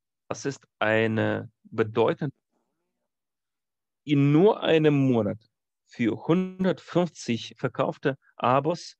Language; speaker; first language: German; non-native, fluent; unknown